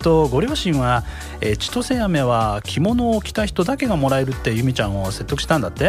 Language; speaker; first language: Japanese; native; Japanese